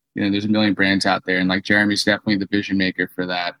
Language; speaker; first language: English; native; English